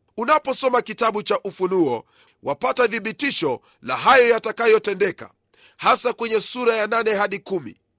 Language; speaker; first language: Swahili; non-native, local second language; Luyia